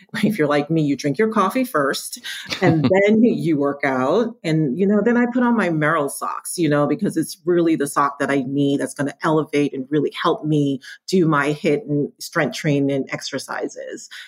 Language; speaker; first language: English; native; English